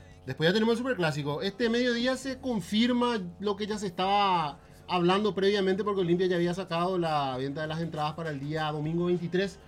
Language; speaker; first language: Spanish; native; Spanish